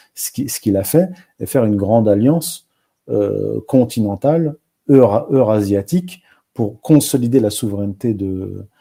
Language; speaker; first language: French; non-native, local second language; Arabic